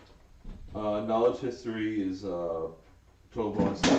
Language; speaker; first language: English; native; English